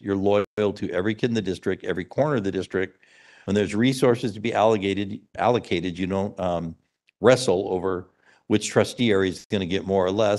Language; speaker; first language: English; native; English